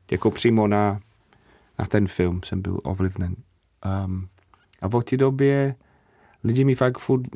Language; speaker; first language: Czech; non-native, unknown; English